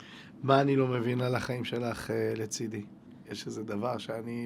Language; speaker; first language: Hebrew; native; Hebrew